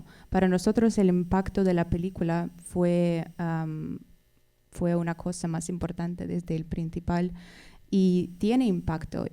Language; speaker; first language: Spanish; non-native, fluent; Russian